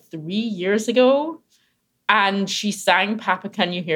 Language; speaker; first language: English; native; English